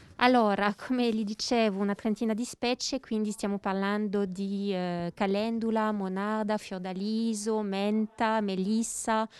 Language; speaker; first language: Italian; early bilingual, heritage; French